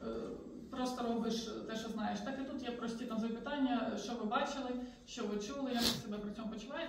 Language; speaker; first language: Ukrainian; native; Ukrainian